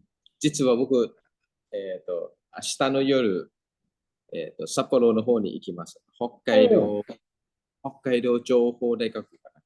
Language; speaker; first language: Japanese; non-native, fluent; Thai